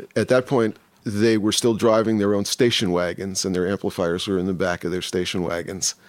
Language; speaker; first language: English; native; English